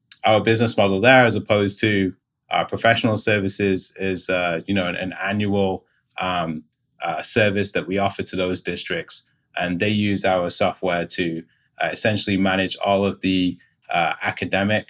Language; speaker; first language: English; native; English